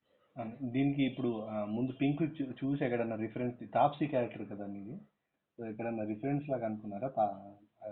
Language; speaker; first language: Telugu; native; Telugu